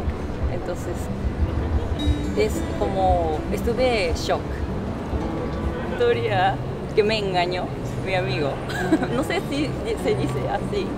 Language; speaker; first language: Spanish; non-native, fluent; Japanese